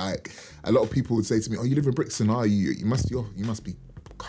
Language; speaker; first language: English; native; English